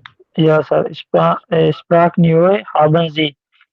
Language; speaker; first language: German; non-native, learner; Hindi